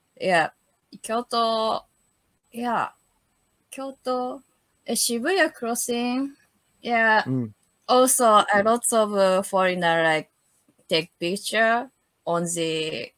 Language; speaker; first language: English; non-native, learner; Japanese